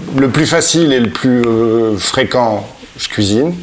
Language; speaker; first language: French; native; French